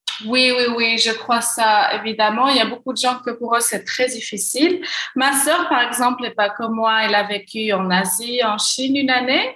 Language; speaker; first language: French; non-native, local second language; Arabic